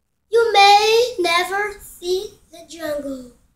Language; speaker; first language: English; non-native, learner; Portuguese